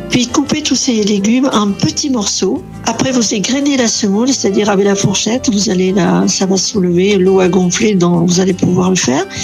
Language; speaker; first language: French; native; French